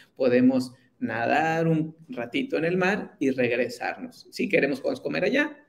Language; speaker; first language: Spanish; native; Spanish